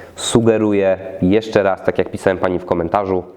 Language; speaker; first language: Polish; native; Polish